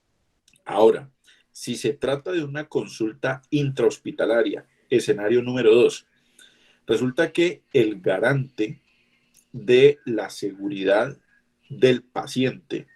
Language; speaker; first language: Spanish; native; Spanish